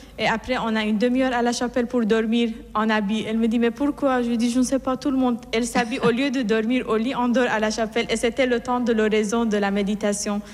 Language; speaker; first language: French; non-native, fluent; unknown